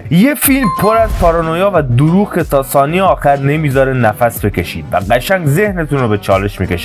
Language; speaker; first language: Persian; native; Persian